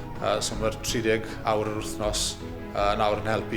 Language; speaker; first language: Welsh; native; Welsh